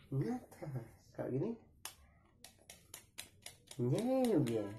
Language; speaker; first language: Indonesian; native; Indonesian